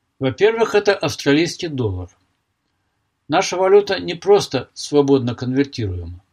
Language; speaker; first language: Russian; native; Russian